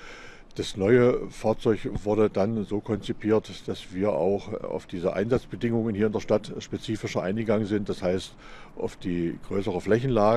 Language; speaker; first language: German; native; German